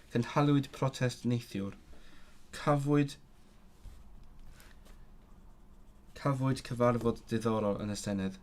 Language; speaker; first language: Welsh; non-native, learner; Cantonese